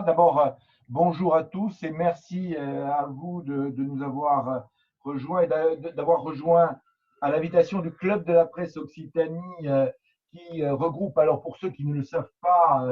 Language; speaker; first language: French; native; French